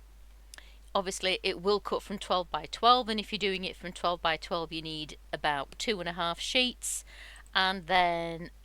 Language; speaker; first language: English; native; English